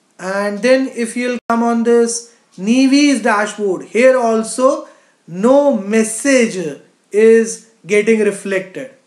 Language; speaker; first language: English; non-native, local second language; Hindi